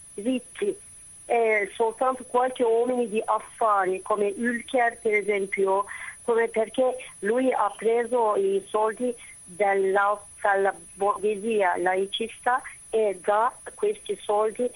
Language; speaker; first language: Italian; non-native, fluent; Turkish